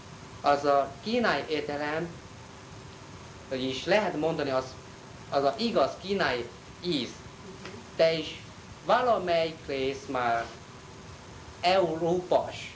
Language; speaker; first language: Hungarian; non-native, learner; Chinese